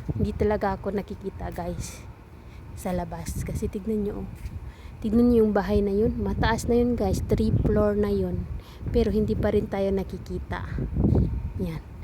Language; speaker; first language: Filipino; non-native, local second language; Cebuano